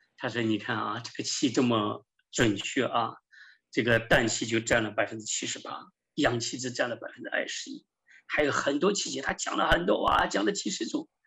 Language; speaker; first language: Chinese; native; Chinese